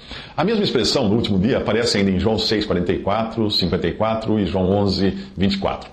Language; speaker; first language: Portuguese; native; Portuguese